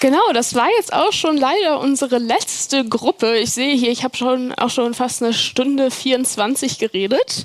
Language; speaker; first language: German; native; German